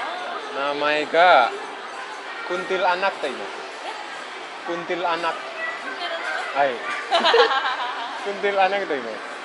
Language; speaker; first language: Japanese; non-native, learner; Indonesian